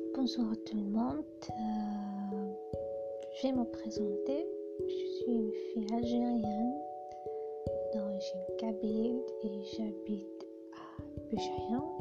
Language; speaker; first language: French; non-native, local second language; Kabyle